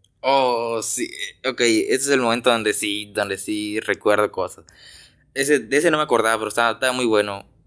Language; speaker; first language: Spanish; native; Spanish